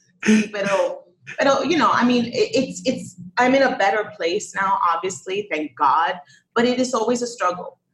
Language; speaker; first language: English; early bilingual, other home language; Spanish